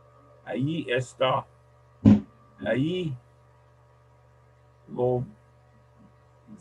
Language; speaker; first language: Spanish; non-native, learner; English